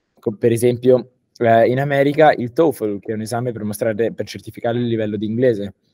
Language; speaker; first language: Italian; early bilingual, heritage; Italian